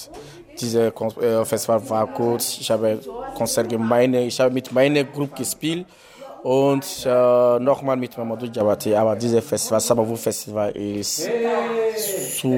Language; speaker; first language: German; non-native, learner; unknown